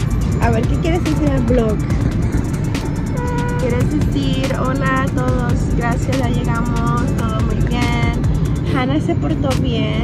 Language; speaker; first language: Spanish; early bilingual, heritage; Spanish